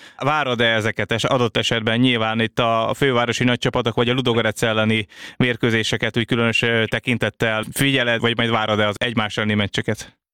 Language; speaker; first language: Hungarian; native; Hungarian